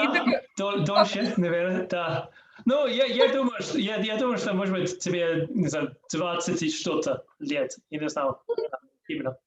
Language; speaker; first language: Russian; non-native, learner; English